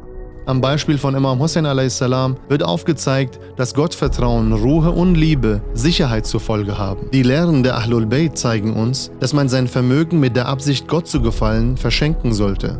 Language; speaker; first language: German; native; German